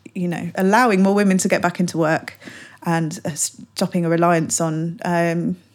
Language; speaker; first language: English; native; English